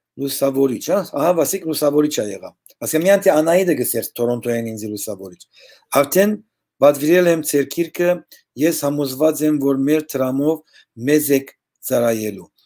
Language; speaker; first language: Armenian; early bilingual, heritage; Armenian